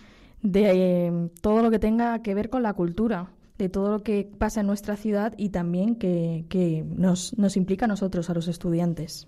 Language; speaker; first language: Spanish; native; Spanish